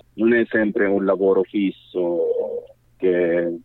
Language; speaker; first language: Italian; non-native, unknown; Arabic